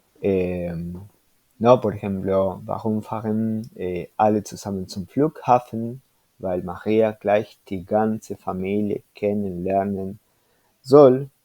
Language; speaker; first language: German; non-native, fluent; Spanish